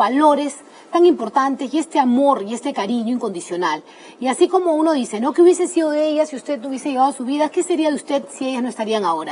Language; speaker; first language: Spanish; native; Spanish